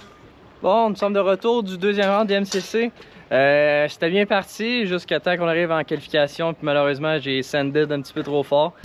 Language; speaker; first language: French; native; French